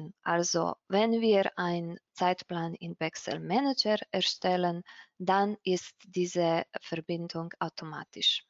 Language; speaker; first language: German; non-native, fluent; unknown